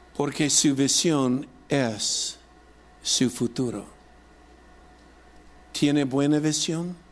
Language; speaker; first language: Spanish; non-native, fluent; English